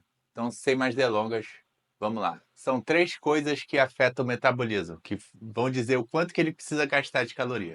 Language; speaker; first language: Portuguese; native; Portuguese